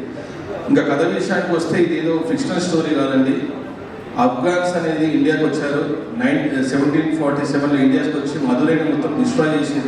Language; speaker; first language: Telugu; native; Telugu